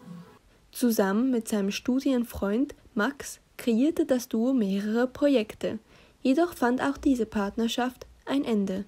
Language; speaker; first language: German; native; German